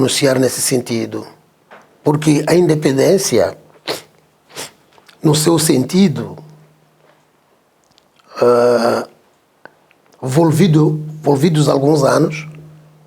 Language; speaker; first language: Portuguese; non-native, local second language; Tsonga